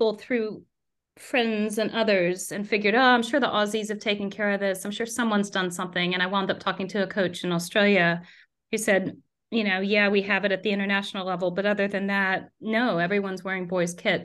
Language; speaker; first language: English; native; English